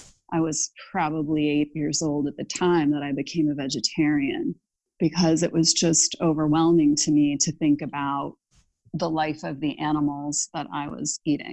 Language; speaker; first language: English; native; English